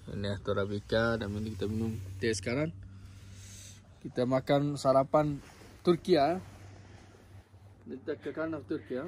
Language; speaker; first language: Indonesian; non-native, fluent; Arabic